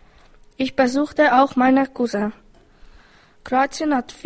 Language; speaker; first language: German; early bilingual, other home language; Croatian